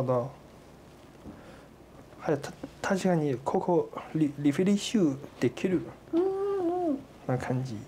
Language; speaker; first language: Japanese; non-native, learner; Chinese